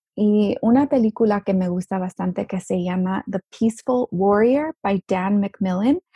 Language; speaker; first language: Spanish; early bilingual, heritage; Spanish